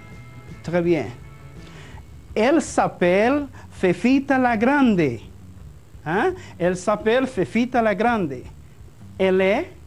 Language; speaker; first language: French; non-native, fluent; Spanish